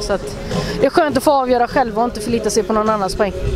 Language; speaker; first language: Swedish; native; Swedish